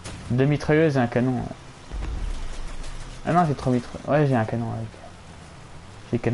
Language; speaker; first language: French; native; French